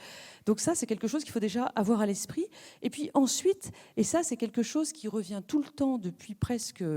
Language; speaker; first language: French; native; French